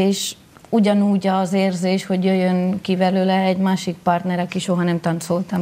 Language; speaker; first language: Hungarian; non-native, learner; Spanish